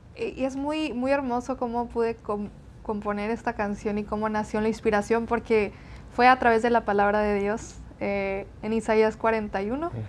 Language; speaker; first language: Spanish; native; Spanish